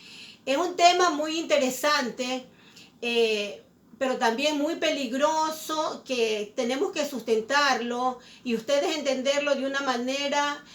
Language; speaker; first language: Spanish; native; Spanish